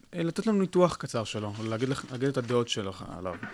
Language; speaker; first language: Hebrew; native; Hebrew